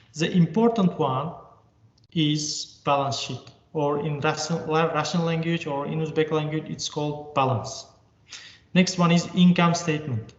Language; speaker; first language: English; non-native, fluent; Uzbek